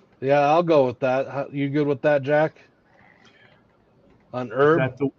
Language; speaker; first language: English; native; English